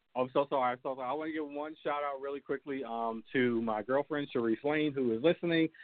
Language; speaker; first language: English; native; English